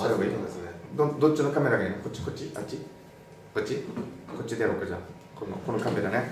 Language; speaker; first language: Japanese; native; Japanese